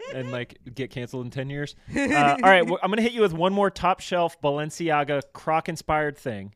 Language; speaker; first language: English; native; English